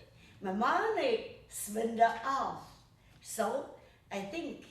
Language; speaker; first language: English; non-native, learner; Chinese